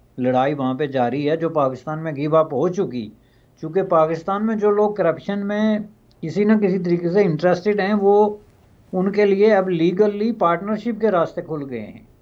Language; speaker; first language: Urdu; non-native, local second language; Pahari-Potwari